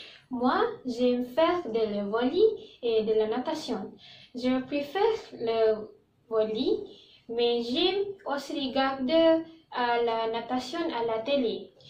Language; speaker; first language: French; non-native, learner; Malay